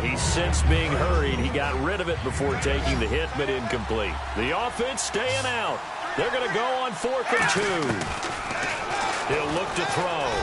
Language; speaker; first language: English; native; English